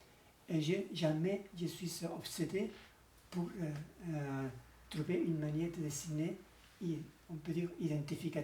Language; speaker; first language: French; non-native, learner; Spanish